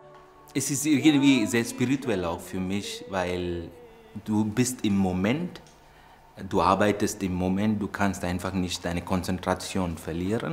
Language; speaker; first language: German; non-native, fluent; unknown